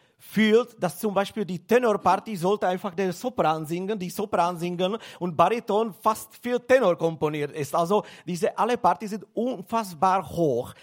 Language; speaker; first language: German; non-native, learner; Czech